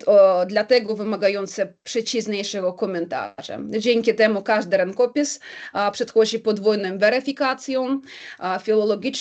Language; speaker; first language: Polish; non-native, fluent; Belarusian